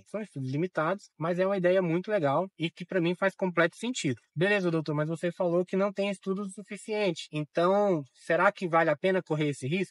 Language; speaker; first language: Portuguese; native; Portuguese